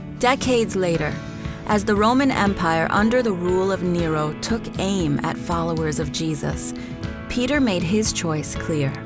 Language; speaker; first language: English; native; English